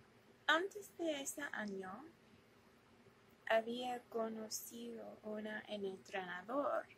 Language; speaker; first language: Spanish; non-native, learner; English